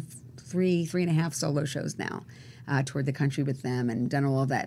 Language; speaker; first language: English; native; English